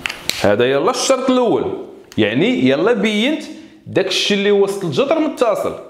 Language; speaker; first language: Arabic; native; Arabic